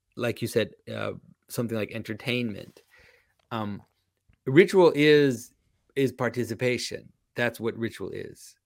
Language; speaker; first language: English; non-native, fluent; French